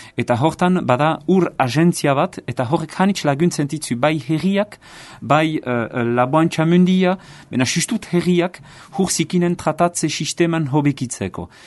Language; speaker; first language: Basque; native; Basque